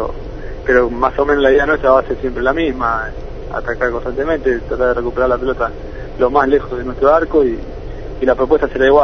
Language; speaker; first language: Spanish; native; Spanish